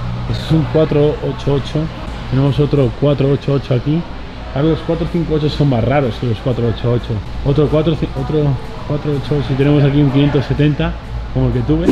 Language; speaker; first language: Spanish; native; Spanish